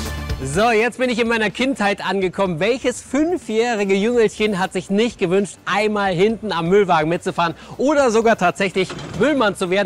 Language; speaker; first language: German; native; German